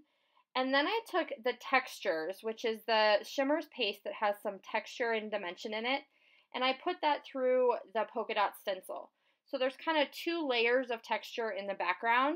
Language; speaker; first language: English; native; English